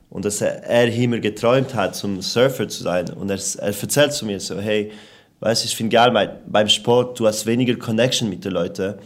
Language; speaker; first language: German; non-native, local second language; French